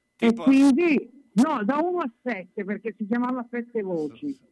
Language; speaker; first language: Italian; native; Italian